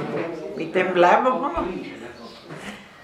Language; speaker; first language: German; early bilingual, heritage; German